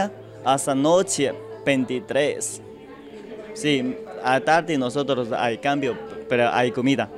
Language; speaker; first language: Spanish; non-native, learner; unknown